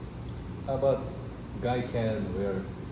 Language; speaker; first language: English; non-native, learner; Korean